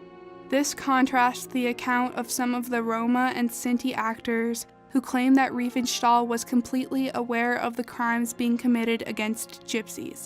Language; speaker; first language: English; native; English